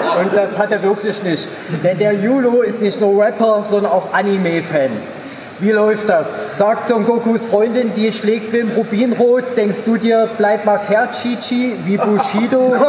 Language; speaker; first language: German; native; German